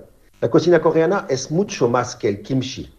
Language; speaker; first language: Spanish; non-native, fluent; French